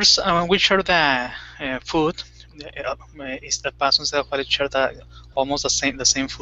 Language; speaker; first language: English; non-native, fluent; Spanish